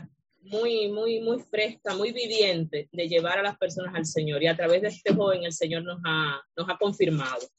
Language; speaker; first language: Spanish; native; Spanish